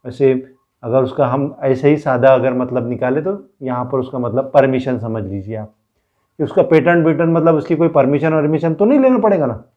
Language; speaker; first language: Hindi; non-native, local second language; Marathi